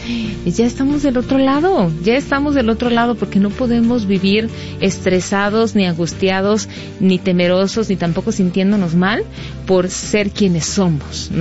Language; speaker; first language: Spanish; native; Spanish